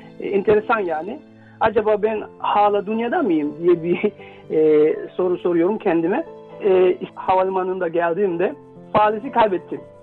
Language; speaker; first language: Turkish; non-native, fluent; Indonesian